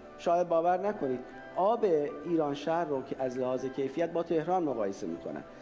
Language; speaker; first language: Persian; non-native, local second language; Baluchi